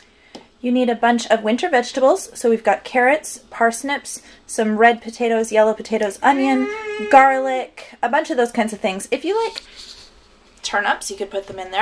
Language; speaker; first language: English; native; English